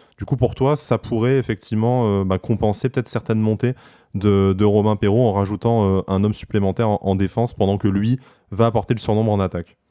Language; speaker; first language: French; native; French